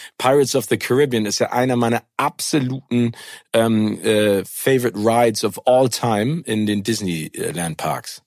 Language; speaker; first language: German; native; German